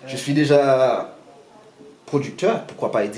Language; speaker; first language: French; non-native, local second language; Haitian Creole